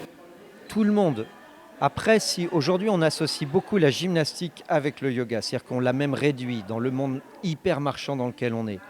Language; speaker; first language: French; native; French